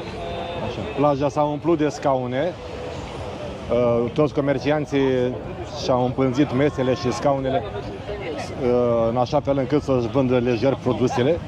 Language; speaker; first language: Romanian; native; Romanian